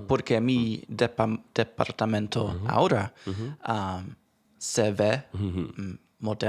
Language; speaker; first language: Spanish; non-native, learner; English